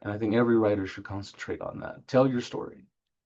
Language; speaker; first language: English; native; English